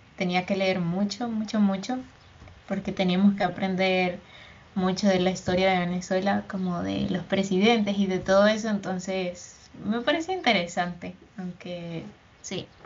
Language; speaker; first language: Spanish; native; Spanish